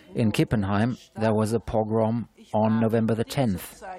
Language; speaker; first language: English; non-native, fluent; German